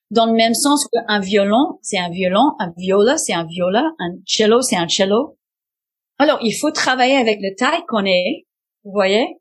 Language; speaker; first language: French; non-native, fluent; English